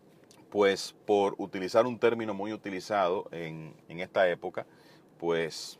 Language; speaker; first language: Spanish; native; Spanish